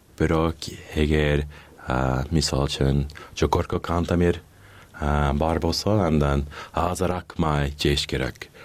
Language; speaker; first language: Kyrgyz; non-native, learner; English